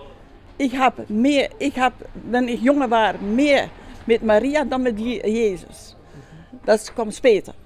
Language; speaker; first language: German; non-native, learner; Dutch